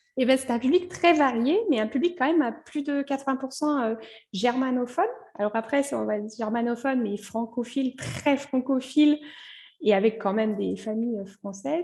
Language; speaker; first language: French; native; French